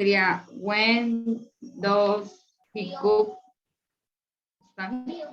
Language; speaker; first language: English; non-native, learner; Spanish